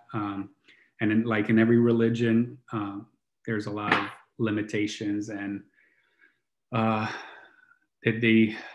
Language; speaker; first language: English; non-native, fluent; Italian